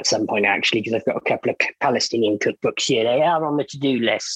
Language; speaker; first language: English; native; English